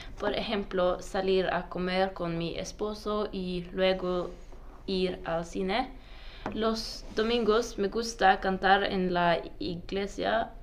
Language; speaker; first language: Spanish; non-native, learner; Norwegian